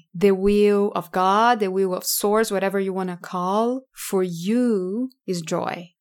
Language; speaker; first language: English; non-native, fluent; Portuguese